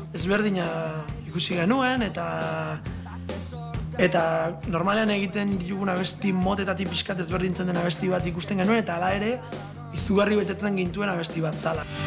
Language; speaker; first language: Basque; native; Basque